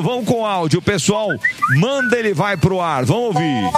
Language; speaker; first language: Portuguese; native; Portuguese